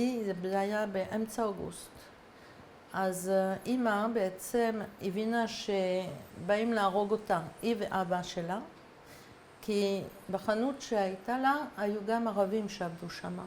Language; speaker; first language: Hebrew; non-native, fluent; French